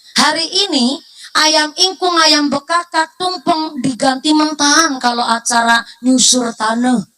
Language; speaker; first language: Indonesian; non-native, local second language; Javanese